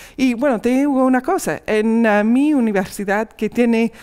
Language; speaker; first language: Spanish; non-native, fluent; English